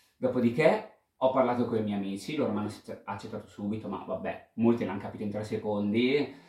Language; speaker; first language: Italian; native; Italian